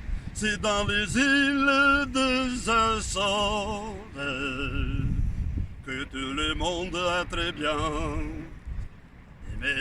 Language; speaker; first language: French; non-native, learner; Portuguese